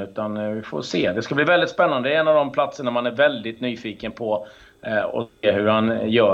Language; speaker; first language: Swedish; native; Swedish